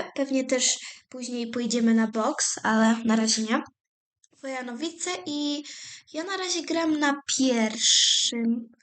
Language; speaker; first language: Polish; native; Polish